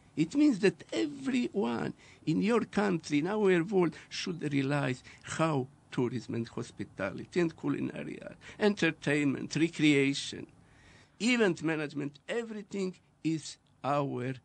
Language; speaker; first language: English; non-native, fluent; Croatian